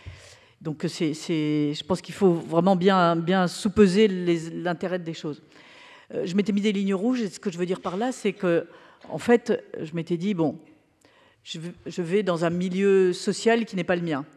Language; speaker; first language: French; native; French